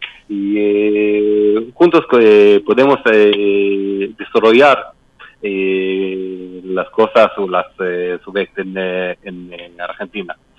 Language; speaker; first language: Spanish; non-native, learner; Hebrew